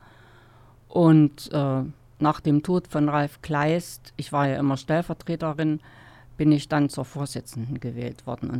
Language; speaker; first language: German; native; German